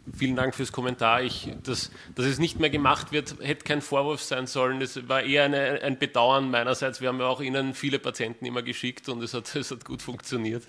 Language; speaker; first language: German; native; German